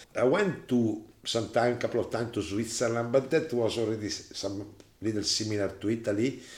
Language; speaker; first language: English; non-native, fluent; Italian